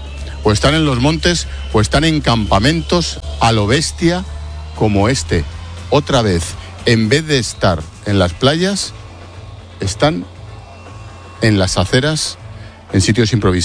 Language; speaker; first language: Spanish; native; Spanish